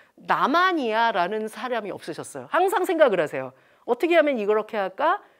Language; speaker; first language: Korean; native; Korean